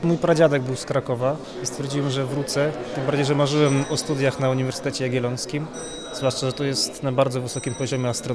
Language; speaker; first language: Polish; early bilingual, heritage; Polish